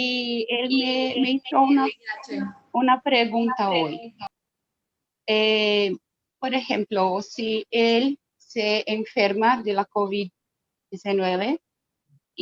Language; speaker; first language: Spanish; non-native, fluent; Portuguese